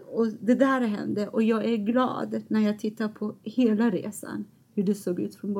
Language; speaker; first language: Swedish; non-native, fluent; Persian